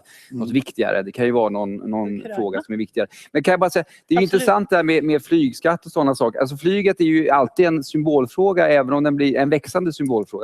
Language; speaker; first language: Swedish; native; Swedish